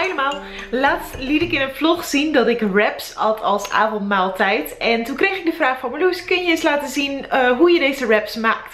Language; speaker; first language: Dutch; native; Dutch